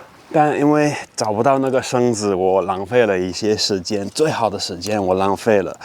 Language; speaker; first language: Chinese; non-native, fluent; English